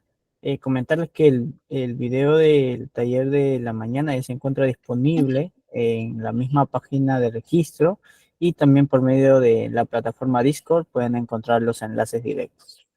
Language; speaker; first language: Spanish; native; Spanish